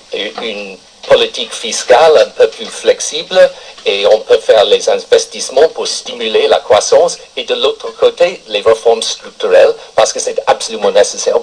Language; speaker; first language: French; non-native, fluent; English